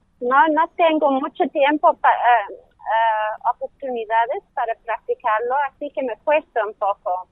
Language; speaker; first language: Spanish; non-native, learner; English